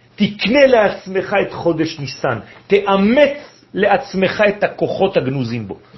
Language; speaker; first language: Hebrew; non-native, fluent; French